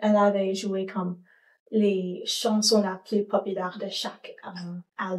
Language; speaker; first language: French; non-native, learner; English